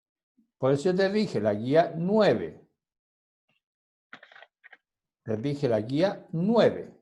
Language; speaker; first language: Spanish; native; Spanish